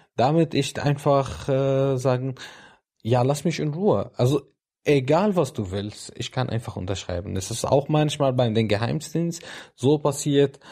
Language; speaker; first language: German; non-native, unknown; Arabic